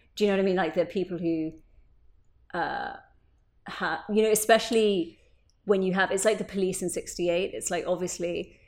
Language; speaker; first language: English; native; English